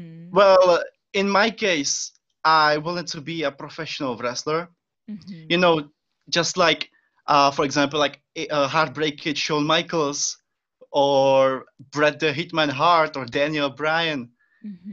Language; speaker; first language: English; non-native, fluent; Czech